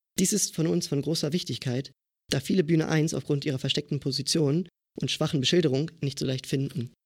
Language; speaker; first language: German; native; German